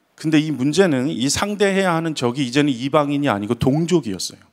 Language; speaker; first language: Korean; native; Korean